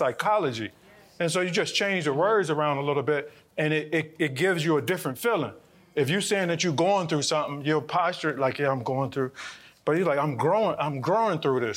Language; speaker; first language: English; native; English